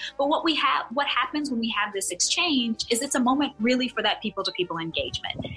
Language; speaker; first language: English; native; English